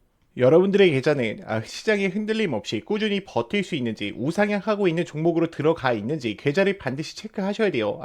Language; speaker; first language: Korean; native; Korean